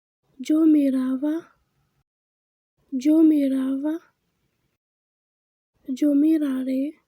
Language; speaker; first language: Spanish; non-native, fluent; Haitian Creole